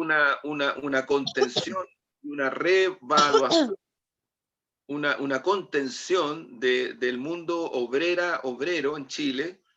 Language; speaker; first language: Spanish; native; Spanish